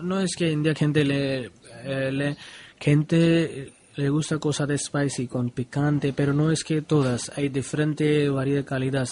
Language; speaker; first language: Spanish; non-native, learner; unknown